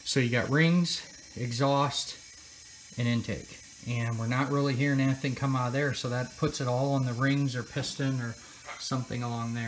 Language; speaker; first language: English; native; English